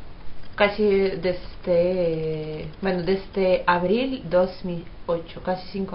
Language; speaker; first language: Spanish; non-native, fluent; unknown